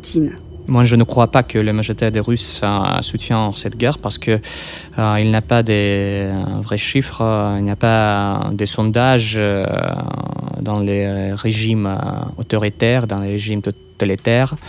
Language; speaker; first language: French; non-native, fluent; Russian